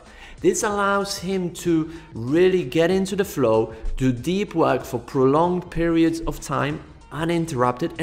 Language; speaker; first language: English; non-native, fluent; Polish